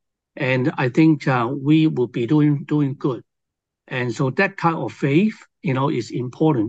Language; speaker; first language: English; non-native, local second language; Cantonese